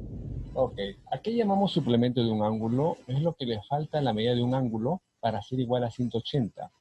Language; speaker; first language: Spanish; native; Spanish